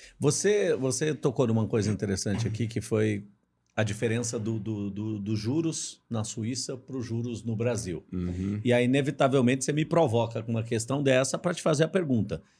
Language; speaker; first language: Portuguese; native; Portuguese